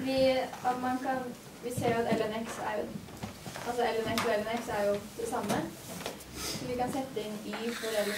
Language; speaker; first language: Norwegian; native; Norwegian